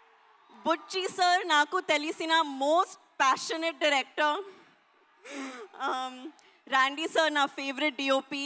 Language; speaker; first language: Telugu; non-native, learner; Hindi